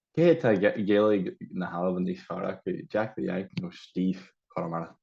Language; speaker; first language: Irish; non-native, local second language; English